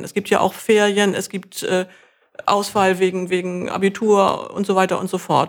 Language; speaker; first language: German; native; German